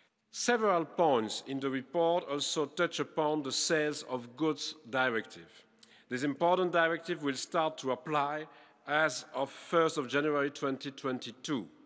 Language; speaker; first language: English; non-native, fluent; French